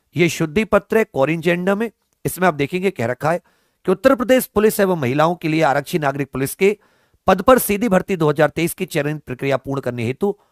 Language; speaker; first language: Hindi; native; Hindi